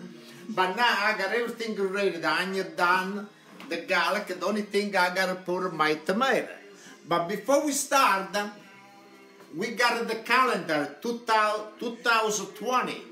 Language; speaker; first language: English; non-native, local second language; Italian